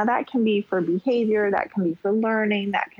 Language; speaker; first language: English; native; English